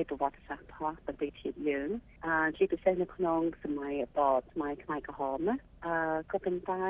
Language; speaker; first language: Khmer; early bilingual, heritage; Khmer